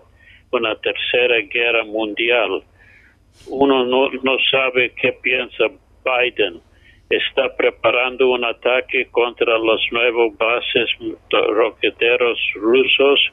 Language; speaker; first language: Spanish; non-native, fluent; English